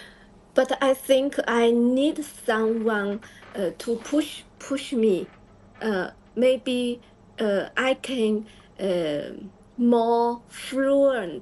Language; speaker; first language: English; non-native, learner; Chinese